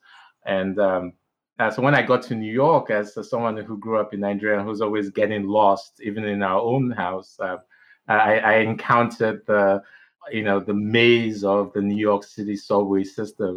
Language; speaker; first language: English; non-native, local second language; Igbo